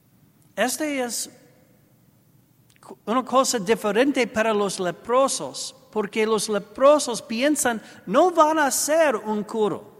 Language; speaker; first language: Spanish; non-native, learner; English